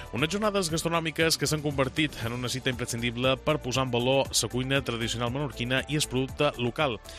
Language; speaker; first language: Catalan; native; Catalan